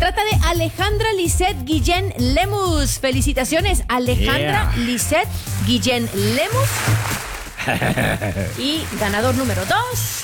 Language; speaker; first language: Spanish; native; Spanish